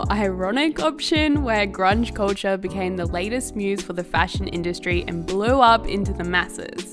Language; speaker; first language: English; native; English